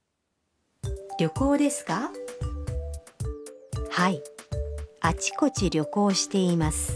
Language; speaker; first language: Japanese; native; Japanese